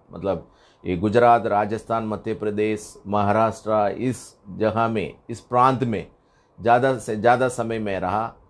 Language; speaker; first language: Hindi; non-native, local second language; Tamil